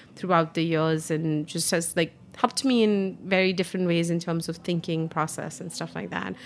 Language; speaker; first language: English; non-native, local second language; Hindi